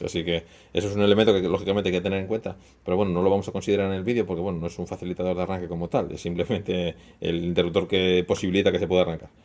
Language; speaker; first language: Spanish; native; Spanish